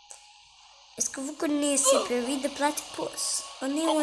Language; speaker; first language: French; native; French